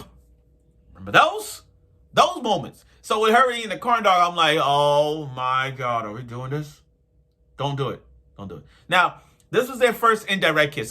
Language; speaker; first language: English; native; English